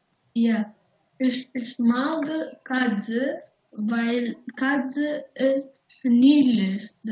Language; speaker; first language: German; non-native, learner; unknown